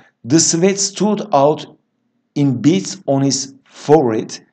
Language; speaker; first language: English; non-native, fluent; Turkish